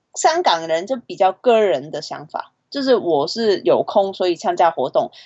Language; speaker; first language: Chinese; non-native, fluent; Cantonese